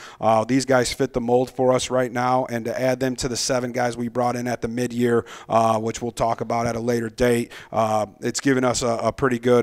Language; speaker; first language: English; native; English